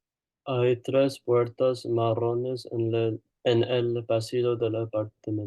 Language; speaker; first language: Spanish; non-native, learner; English